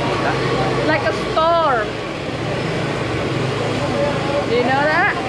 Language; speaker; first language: English; non-native, learner; Indonesian